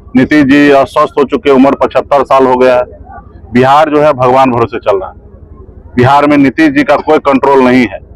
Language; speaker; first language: Hindi; native; Hindi